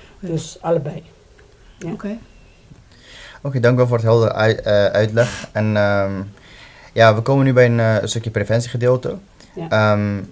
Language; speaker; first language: Dutch; non-native, learner; Somali